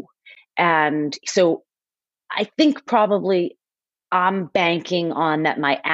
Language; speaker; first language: English; native; English